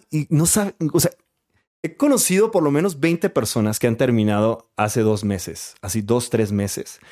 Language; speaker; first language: Spanish; native; Spanish